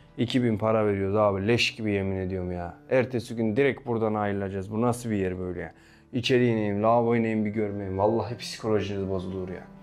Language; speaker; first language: Turkish; native; Turkish